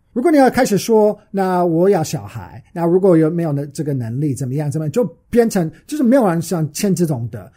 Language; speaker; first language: Chinese; non-native, fluent; English